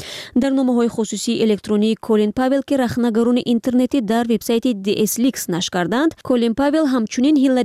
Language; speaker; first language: Persian; native; Persian